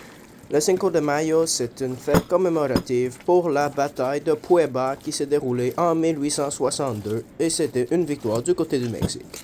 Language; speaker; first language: French; native; French